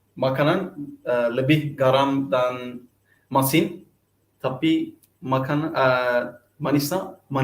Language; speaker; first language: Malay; non-native, learner; Turkish